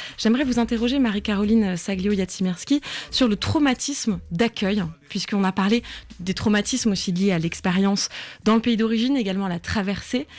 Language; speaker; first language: French; native; French